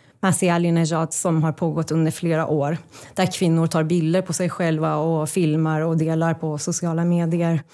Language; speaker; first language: Swedish; non-native, fluent; Persian